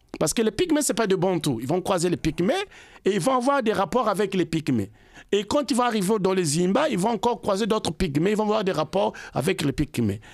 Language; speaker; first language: French; non-native, local second language; Kongo